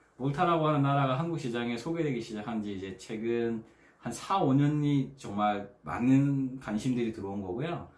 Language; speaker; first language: Korean; native; Korean